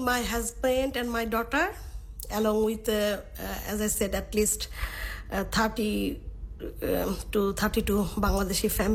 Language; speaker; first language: English; non-native, local second language; Bangla